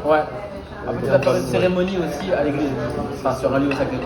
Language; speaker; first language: French; native; French